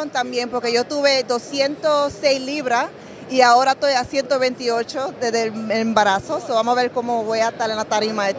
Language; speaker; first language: Spanish; early bilingual, heritage; Spanish